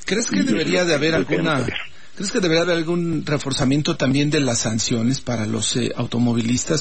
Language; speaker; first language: Spanish; native; Spanish